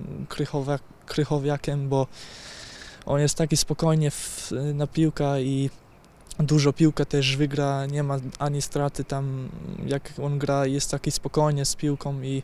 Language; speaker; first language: Polish; early bilingual, heritage; German